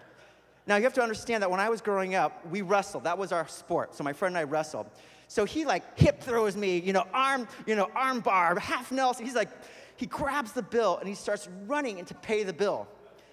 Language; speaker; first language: English; native; English